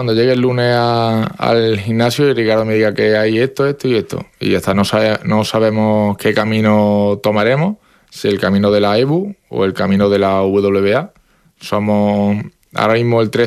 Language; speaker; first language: Spanish; native; Spanish